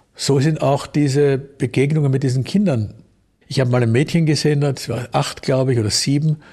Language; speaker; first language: German; native; German